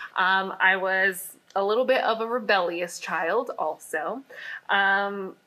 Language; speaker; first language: English; native; English